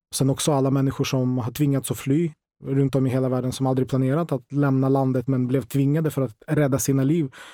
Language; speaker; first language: Swedish; non-native, fluent; Ukrainian